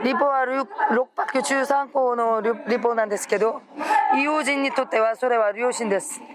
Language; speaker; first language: Japanese; non-native, fluent; Korean